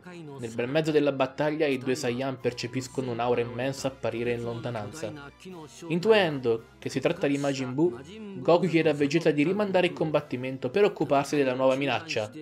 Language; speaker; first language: Italian; native; Italian